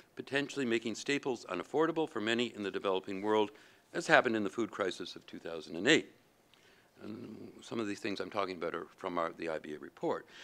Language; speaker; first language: English; native; English